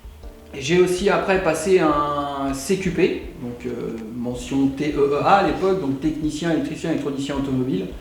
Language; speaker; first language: French; native; French